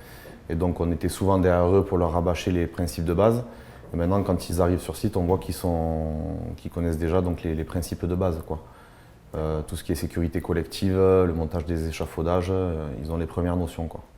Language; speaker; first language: French; native; French